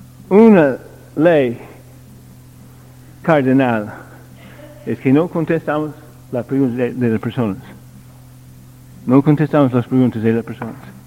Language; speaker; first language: Spanish; non-native, learner; English